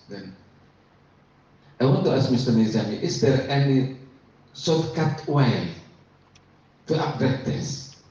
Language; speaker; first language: English; non-native, learner; Indonesian